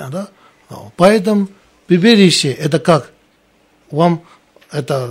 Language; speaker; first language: Russian; non-native, learner; Tibetan